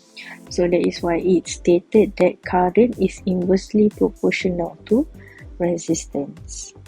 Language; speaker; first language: English; non-native, local second language; Malay